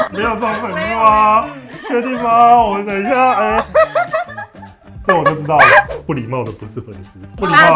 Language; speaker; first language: Chinese; native; Chinese